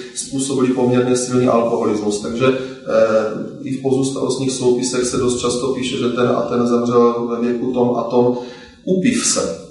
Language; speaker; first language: Czech; native; Czech